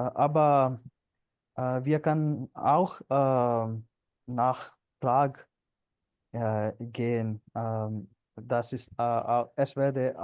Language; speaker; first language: German; non-native, learner; Punjabi